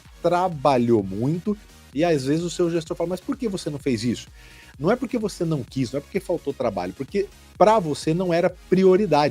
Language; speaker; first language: Portuguese; native; Portuguese